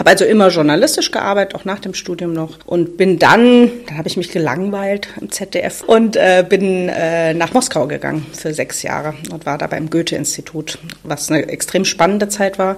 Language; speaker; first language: German; native; German